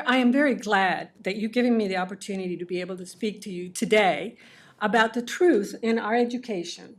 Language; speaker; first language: English; early bilingual, other home language; Spanish